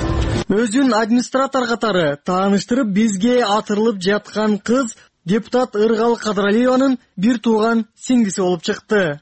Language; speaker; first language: Kyrgyz; native; Kyrgyz